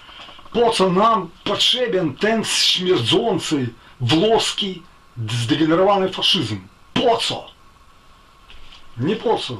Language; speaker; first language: Polish; non-native, fluent; Ukrainian